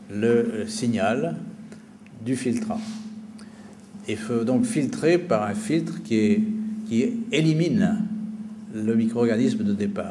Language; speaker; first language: French; native; French